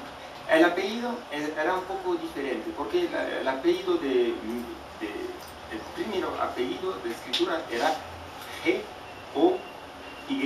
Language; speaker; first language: Spanish; non-native, fluent; French